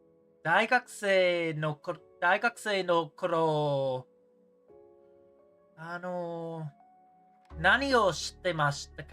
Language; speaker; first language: Japanese; non-native, learner; English